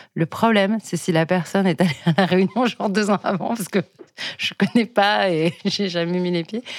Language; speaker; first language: French; native; French